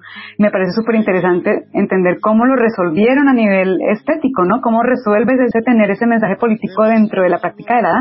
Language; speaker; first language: Spanish; native; Spanish